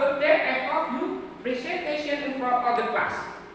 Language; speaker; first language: English; non-native, learner; Indonesian